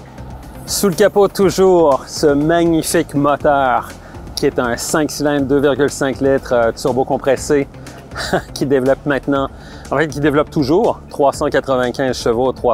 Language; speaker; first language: French; native; French